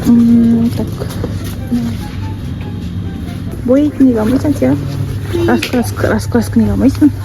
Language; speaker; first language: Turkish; non-native, learner; Kazakh